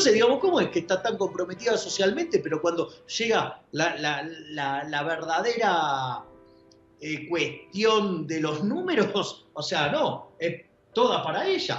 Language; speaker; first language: Spanish; native; Spanish